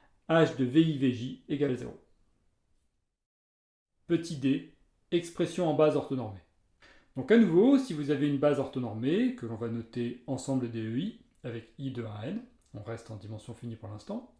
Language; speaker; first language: French; native; French